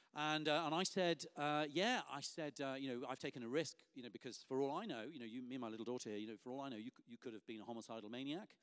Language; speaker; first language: English; native; English